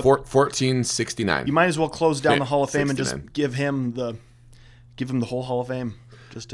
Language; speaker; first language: English; native; English